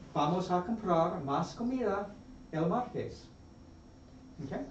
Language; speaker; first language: Spanish; non-native, fluent; English